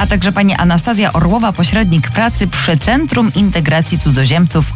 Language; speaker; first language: Polish; native; Polish